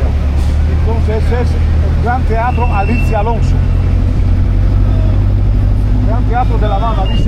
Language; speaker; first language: Spanish; native; Spanish